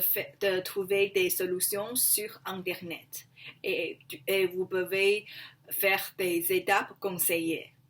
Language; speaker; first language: French; non-native, learner; Chinese